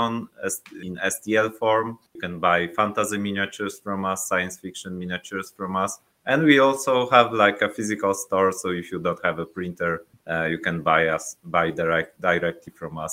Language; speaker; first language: English; non-native, learner; Polish